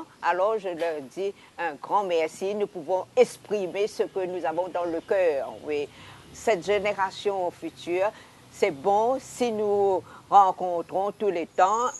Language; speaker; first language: French; non-native, local second language; Hakka Chinese